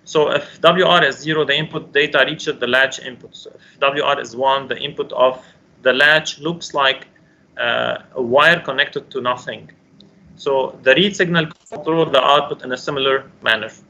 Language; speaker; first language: English; non-native, local second language; Arabic